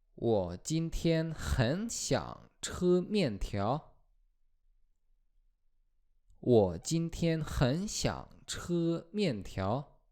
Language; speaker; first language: Chinese; non-native, fluent; Polish